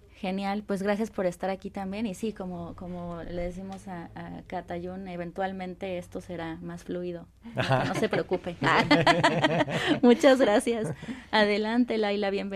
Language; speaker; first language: Spanish; native; Spanish